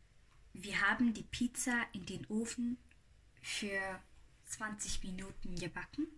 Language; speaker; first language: German; non-native, learner; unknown